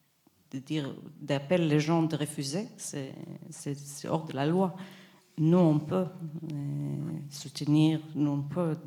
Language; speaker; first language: French; non-native, fluent; Hebrew